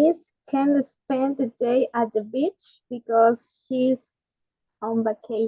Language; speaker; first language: English; non-native, learner; Spanish